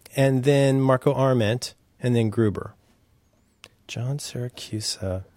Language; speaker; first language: English; early bilingual, other home language; German